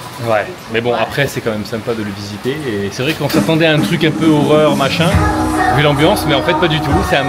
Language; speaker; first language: French; native; French